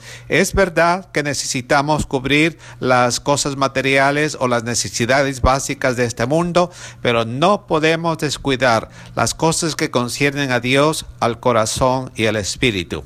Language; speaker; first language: Spanish; native; Spanish